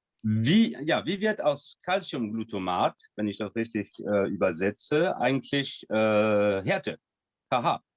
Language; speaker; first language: German; non-native, fluent; French